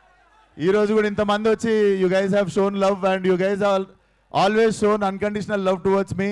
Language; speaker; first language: Telugu; native; Telugu